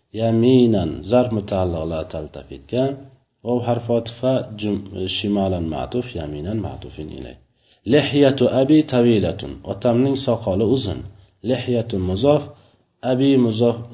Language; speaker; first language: Arabic; non-native, fluent; Uzbek